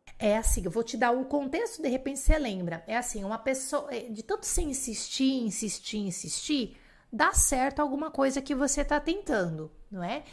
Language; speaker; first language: Portuguese; native; Portuguese